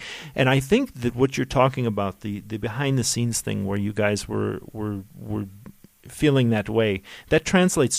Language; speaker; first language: English; native; English